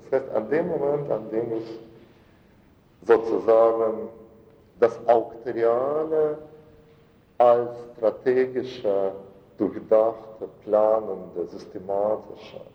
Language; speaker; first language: German; non-native, fluent; Russian